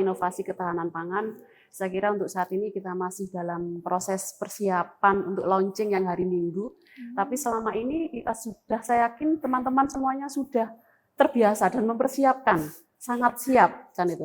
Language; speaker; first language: Indonesian; native; Indonesian